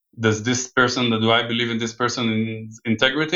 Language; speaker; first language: English; non-native, fluent; Hebrew